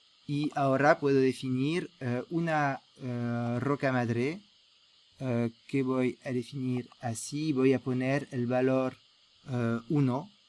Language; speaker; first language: Spanish; non-native, fluent; French